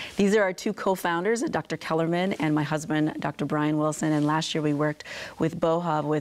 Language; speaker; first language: English; native; English